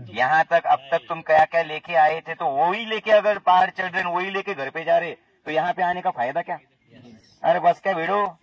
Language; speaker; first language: Hindi; non-native, local second language; Marathi